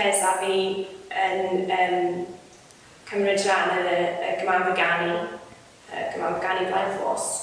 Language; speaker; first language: Welsh; non-native, learner; English